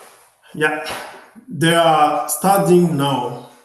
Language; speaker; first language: English; non-native, learner; French